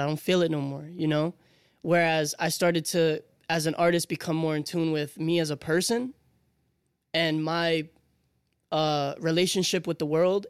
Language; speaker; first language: English; native; English